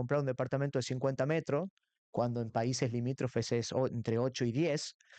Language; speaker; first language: Spanish; native; Spanish